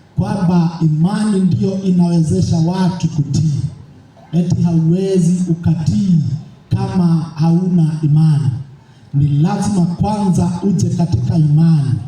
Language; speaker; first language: Swahili; non-native, local second language; Gusii